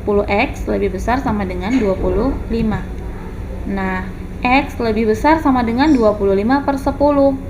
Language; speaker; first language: Indonesian; native; Indonesian